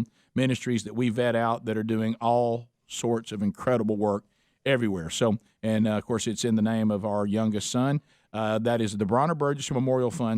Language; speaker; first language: English; native; English